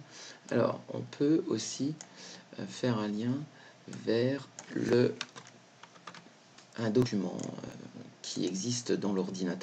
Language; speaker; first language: French; native; French